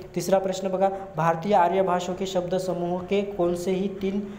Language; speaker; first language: Hindi; non-native, local second language; Marathi